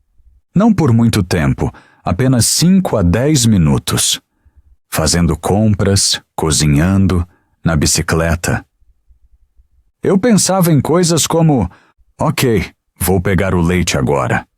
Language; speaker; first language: Portuguese; non-native, fluent; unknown